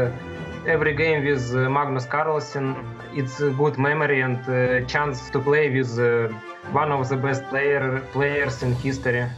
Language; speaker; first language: English; non-native, learner; Russian